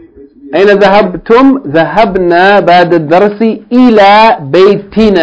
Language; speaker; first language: Arabic; non-native, fluent; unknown